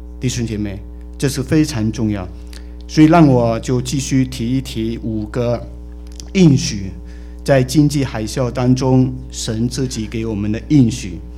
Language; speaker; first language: Chinese; native; Chinese